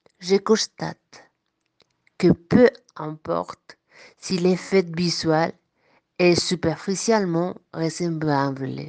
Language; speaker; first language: French; non-native, fluent; Spanish